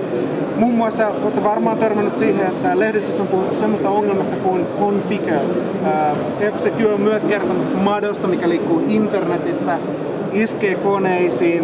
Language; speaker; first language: Finnish; native; Finnish